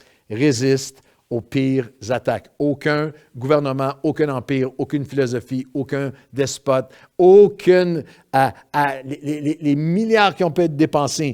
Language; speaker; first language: French; native; French